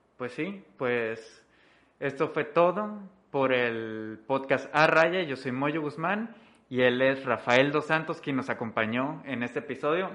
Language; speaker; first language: Spanish; native; Spanish